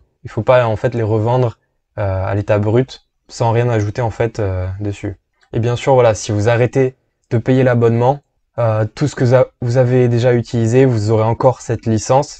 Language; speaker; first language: French; native; French